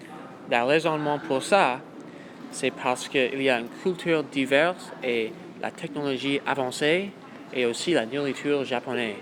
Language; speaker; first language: French; non-native, local second language; English